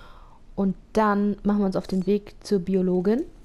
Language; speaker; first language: German; native; German